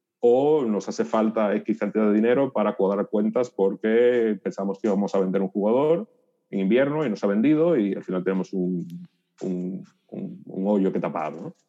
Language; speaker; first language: Spanish; native; Spanish